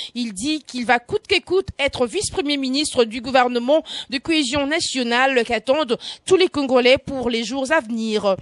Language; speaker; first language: French; non-native, local second language; Lingala